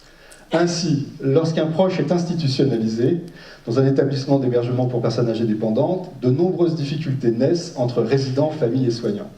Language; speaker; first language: French; native; French